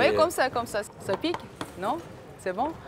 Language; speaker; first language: French; non-native, fluent; Turkish